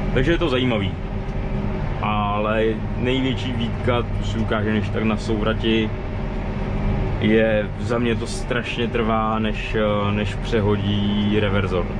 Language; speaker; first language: Czech; native; Czech